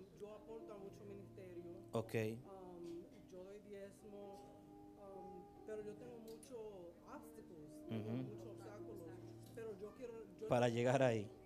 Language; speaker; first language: Spanish; early bilingual, heritage; English